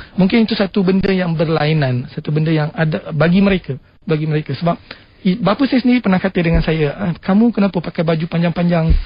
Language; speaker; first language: Malay; non-native, local second language; Tamil